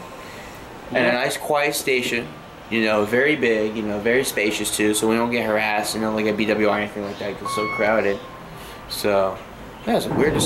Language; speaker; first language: English; native; English